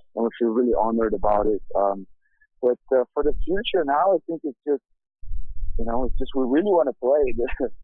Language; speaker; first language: English; non-native, fluent; Portuguese